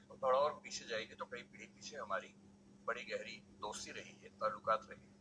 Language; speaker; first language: Hindi; native; Hindi